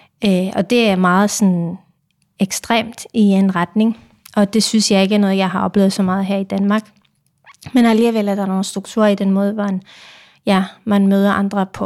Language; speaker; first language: Danish; non-native, fluent; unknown